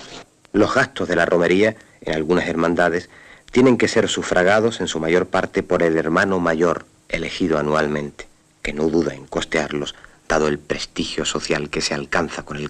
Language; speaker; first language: Spanish; native; Spanish